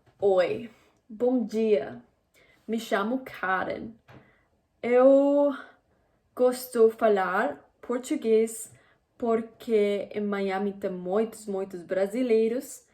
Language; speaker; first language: Portuguese; non-native, learner; Spanish